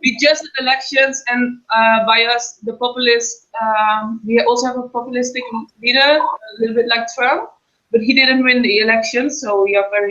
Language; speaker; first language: English; non-native, fluent; Dutch